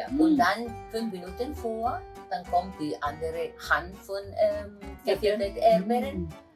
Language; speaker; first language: German; non-native, fluent; Italian